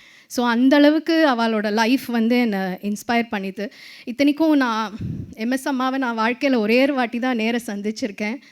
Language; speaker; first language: Tamil; native; Tamil